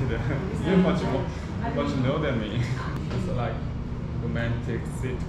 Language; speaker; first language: English; non-native, learner; Korean